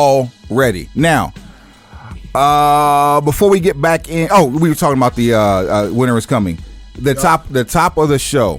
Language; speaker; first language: English; native; English